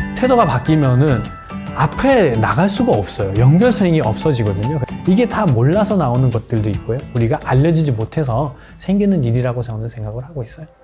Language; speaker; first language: Korean; non-native, fluent; Nepali